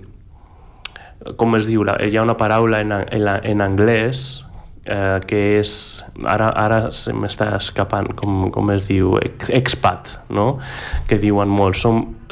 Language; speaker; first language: Catalan; non-native, fluent; Greek